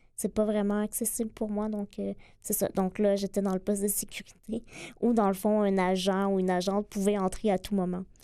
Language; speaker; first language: French; native; French